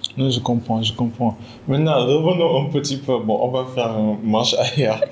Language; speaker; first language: French; non-native, local second language; Wolof